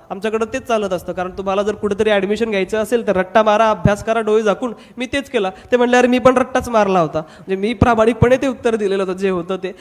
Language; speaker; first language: Marathi; non-native, local second language; Hindi